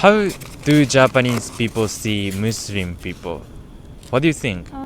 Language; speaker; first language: English; non-native, fluent; Japanese